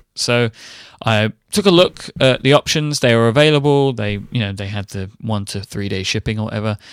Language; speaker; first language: English; native; English